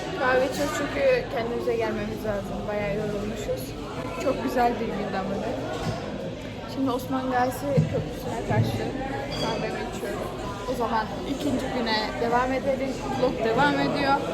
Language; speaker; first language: Turkish; early bilingual, heritage; Turkish